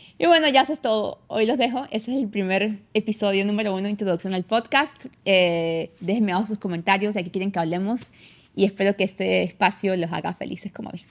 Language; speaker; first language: Spanish; native; Spanish